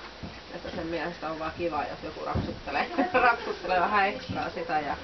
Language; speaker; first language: Finnish; native; Finnish